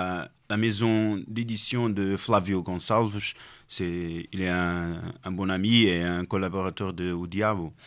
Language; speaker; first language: French; non-native, fluent; Portuguese